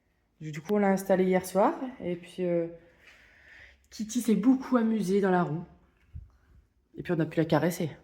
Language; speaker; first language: French; native; French